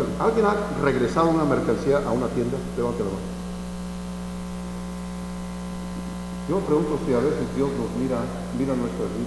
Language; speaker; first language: Spanish; non-native, fluent; English